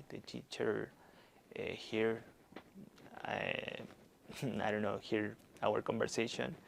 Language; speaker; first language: English; non-native, learner; Spanish